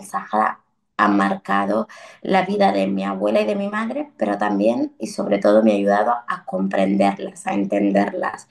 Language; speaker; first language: Spanish; early bilingual, other home language; Arabic